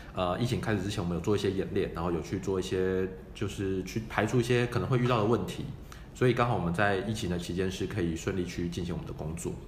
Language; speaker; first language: Chinese; native; Chinese